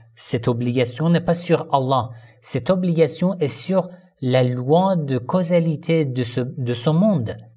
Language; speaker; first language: French; non-native, fluent; Persian